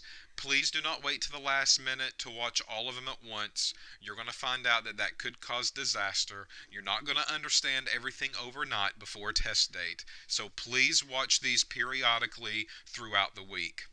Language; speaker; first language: English; native; English